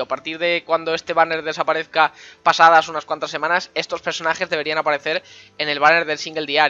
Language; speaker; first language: Spanish; native; Spanish